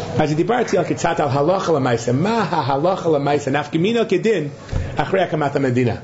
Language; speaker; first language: Hebrew; non-native, fluent; English